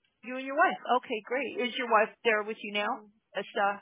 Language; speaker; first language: English; native; English